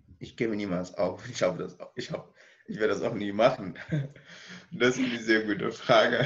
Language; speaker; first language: German; non-native, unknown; Arabic